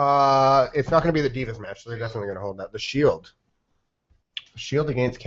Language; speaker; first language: English; native; English